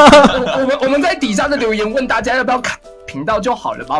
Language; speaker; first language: Chinese; native; Chinese